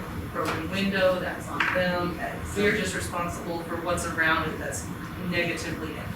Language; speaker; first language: English; native; English